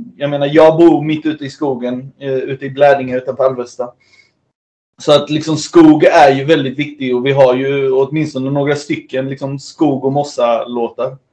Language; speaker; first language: Swedish; early bilingual, other home language; Spanish